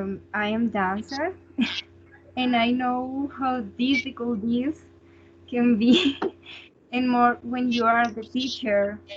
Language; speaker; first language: English; non-native, learner; Spanish